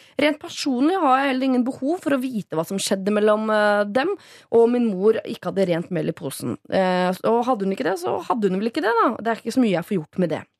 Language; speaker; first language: Norwegian; native; Norwegian